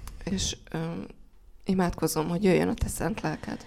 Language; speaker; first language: Hungarian; native; Hungarian